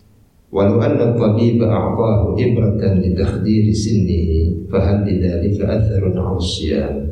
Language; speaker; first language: Arabic; non-native, fluent; Indonesian